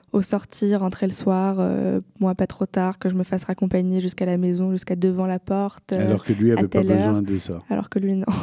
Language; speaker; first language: French; native; French